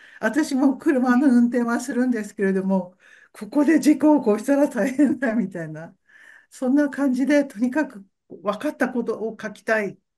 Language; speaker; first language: Japanese; native; Japanese